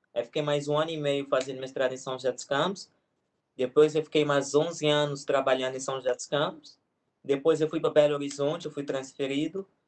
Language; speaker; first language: Portuguese; non-native, local second language; Kabuverdianu